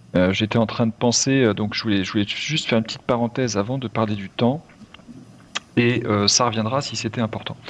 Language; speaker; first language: French; native; French